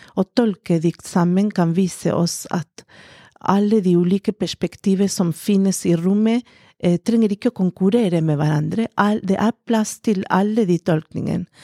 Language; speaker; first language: Norwegian; non-native, fluent; Spanish